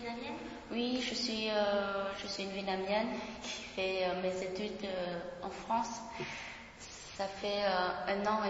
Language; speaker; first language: French; non-native, fluent; Vietnamese